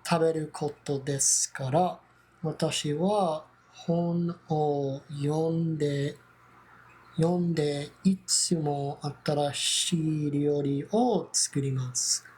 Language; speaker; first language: Japanese; non-native, learner; English